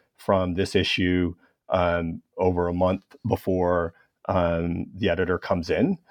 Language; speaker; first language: English; native; English